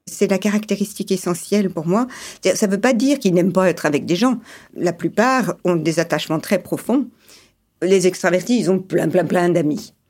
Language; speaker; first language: French; early bilingual, other home language; English